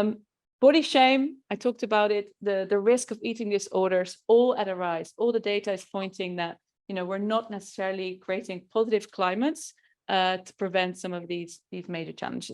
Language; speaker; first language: English; non-native, fluent; Dutch